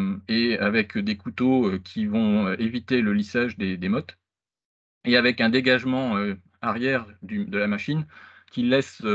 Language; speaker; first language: French; native; French